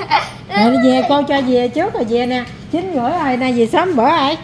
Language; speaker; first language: Vietnamese; early bilingual, heritage; Vietnamese